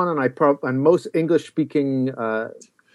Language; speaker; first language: English; native; English